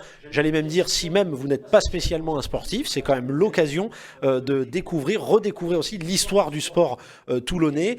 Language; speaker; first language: French; native; French